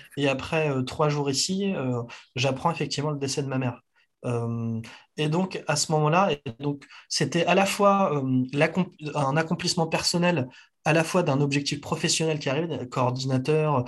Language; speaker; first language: French; native; French